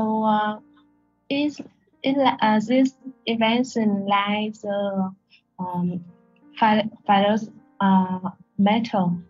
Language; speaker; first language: English; non-native, learner; Vietnamese